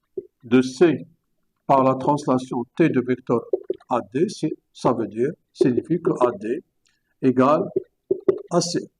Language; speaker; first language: French; non-native, local second language; Arabic